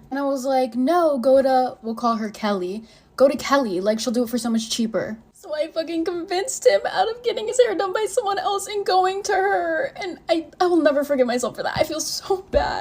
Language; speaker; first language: English; native; English